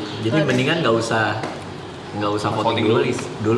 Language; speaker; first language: Indonesian; native; Indonesian